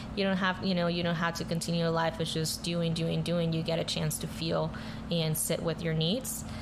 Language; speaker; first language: English; early bilingual, other home language; Spanish